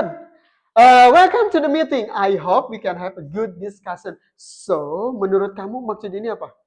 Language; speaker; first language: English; non-native, fluent; Indonesian